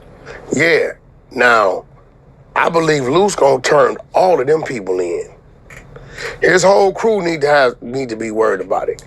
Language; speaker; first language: English; native; English